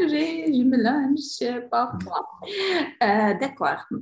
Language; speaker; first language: French; non-native, learner; Ukrainian